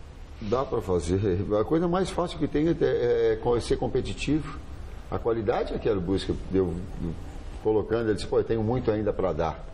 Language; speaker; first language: Portuguese; native; Portuguese